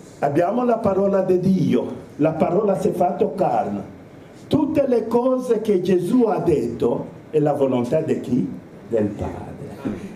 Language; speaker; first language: Italian; non-native, fluent; Romanian